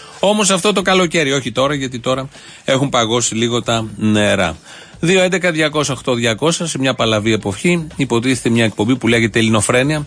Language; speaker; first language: Greek; native; Greek